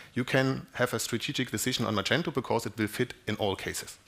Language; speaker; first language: English; non-native, fluent; German